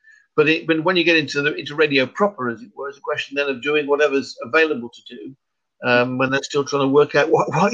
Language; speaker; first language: English; native; English